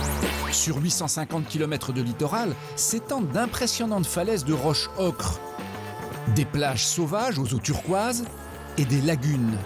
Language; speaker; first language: French; native; French